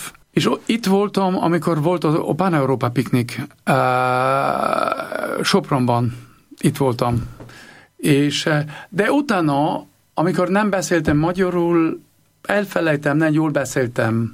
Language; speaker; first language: Hungarian; non-native, learner; German